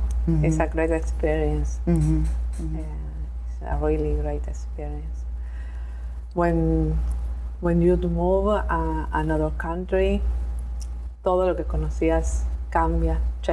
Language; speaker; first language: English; non-native, learner; Spanish